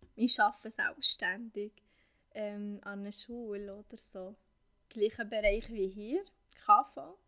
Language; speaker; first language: German; non-native, fluent; Arabic